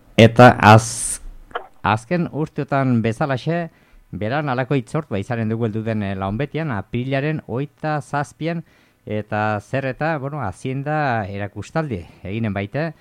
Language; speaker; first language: Basque; native; Basque